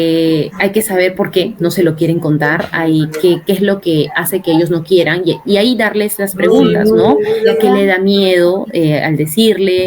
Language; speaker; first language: Spanish; native; Spanish